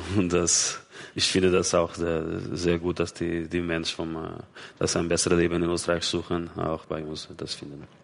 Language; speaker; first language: German; non-native, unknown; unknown